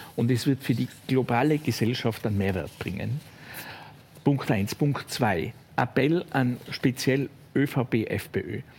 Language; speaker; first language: German; native; German